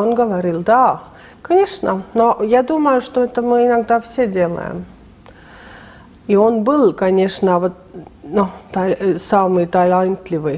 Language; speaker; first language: Russian; non-native, fluent; Estonian